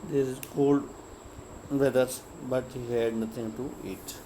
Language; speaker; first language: English; non-native, local second language; Urdu